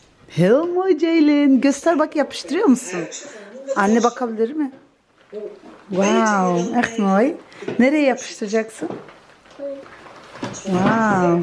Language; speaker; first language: Turkish; early bilingual, other home language; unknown